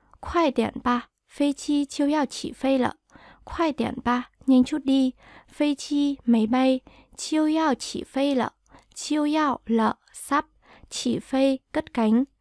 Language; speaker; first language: Chinese; non-native, fluent; Vietnamese